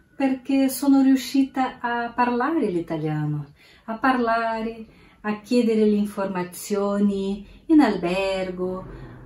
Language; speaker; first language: Italian; non-native, learner; Portuguese